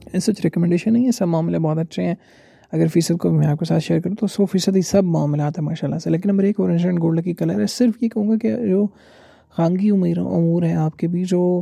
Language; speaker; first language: Urdu; native; Urdu